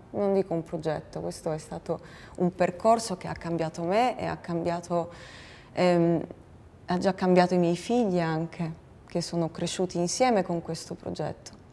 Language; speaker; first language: Italian; non-native, fluent; Polish